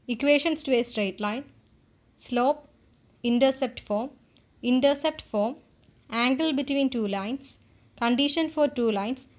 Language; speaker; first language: English; non-native, local second language; Malayalam